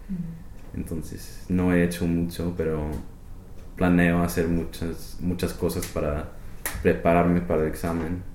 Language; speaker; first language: Spanish; non-native, fluent; English